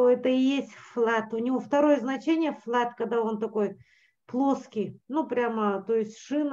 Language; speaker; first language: Russian; native; Russian